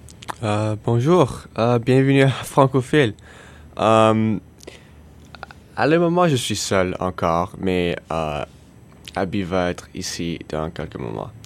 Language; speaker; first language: French; non-native, learner; English